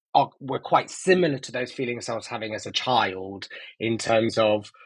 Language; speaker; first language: English; native; English